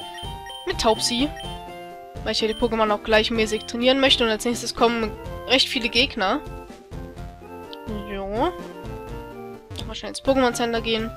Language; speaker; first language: German; native; German